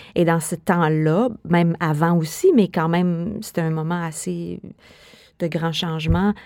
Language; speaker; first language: French; native; French